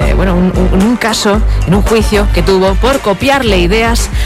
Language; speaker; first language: Spanish; native; Spanish